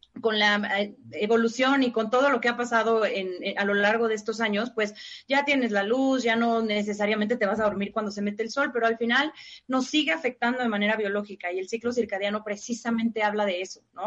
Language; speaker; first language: Spanish; native; Spanish